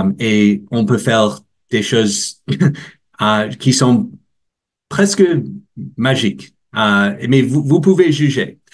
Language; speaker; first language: French; non-native, learner; English